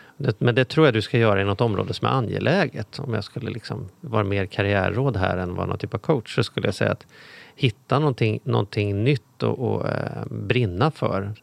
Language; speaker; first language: Swedish; native; Swedish